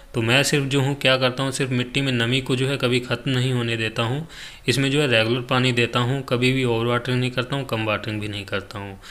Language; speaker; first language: Hindi; native; Hindi